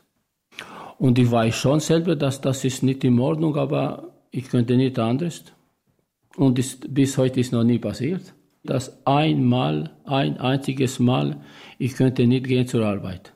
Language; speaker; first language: German; non-native, learner; Albanian